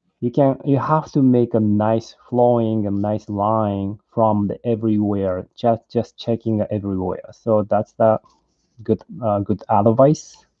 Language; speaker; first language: English; non-native, learner; Japanese